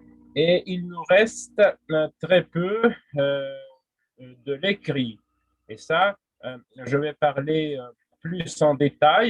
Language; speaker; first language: French; non-native, fluent; Russian